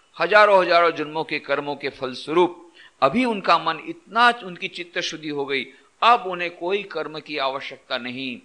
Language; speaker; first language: Hindi; non-native, local second language; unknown